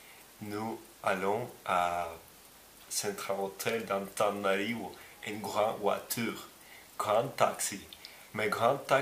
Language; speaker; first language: French; non-native, learner; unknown